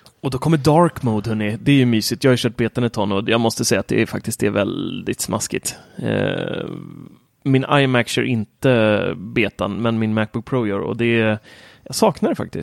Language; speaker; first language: Swedish; native; Swedish